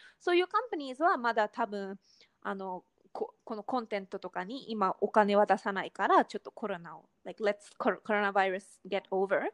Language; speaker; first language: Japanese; non-native, fluent; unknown